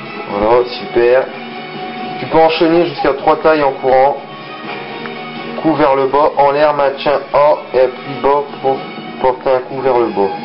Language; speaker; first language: French; native; French